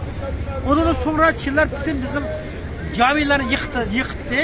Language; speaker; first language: Turkish; non-native, learner; Uyghur